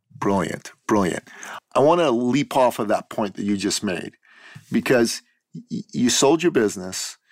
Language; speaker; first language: English; native; English